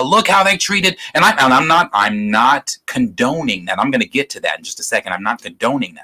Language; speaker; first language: English; native; English